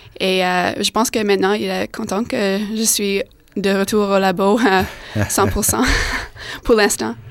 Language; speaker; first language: French; non-native, fluent; English